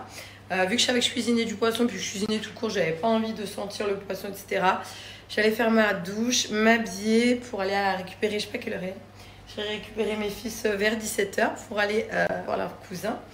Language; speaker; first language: French; native; French